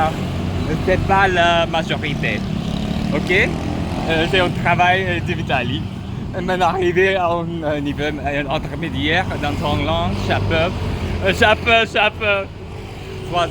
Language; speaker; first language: French; non-native, learner; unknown